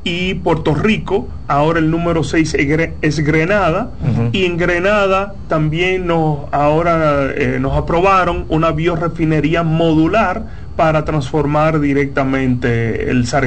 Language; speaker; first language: Spanish; native; Spanish